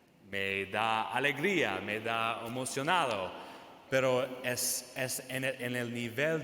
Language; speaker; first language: Spanish; non-native, fluent; English